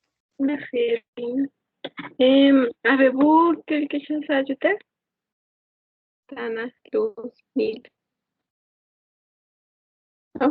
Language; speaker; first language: French; non-native, learner; Spanish